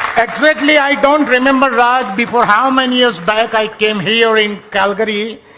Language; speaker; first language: English; non-native, local second language; Gujarati